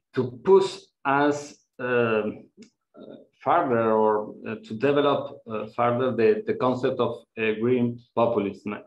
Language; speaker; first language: English; non-native, fluent; Spanish